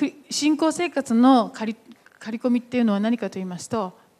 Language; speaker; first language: Japanese; native; Japanese